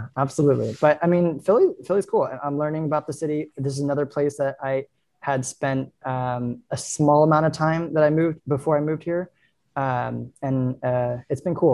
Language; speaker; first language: English; native; English